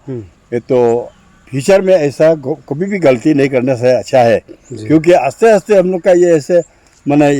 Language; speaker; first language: Hindi; non-native, local second language; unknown